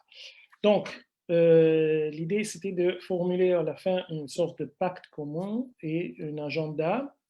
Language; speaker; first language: French; non-native, fluent; Italian